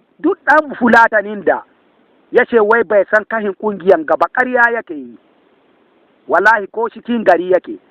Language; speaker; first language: Hausa; non-native, local second language; Fula